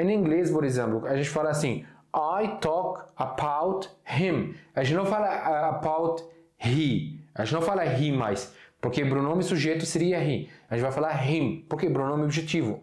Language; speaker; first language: Portuguese; non-native, fluent; Arabic